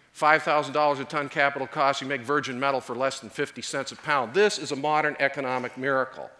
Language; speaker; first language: English; native; English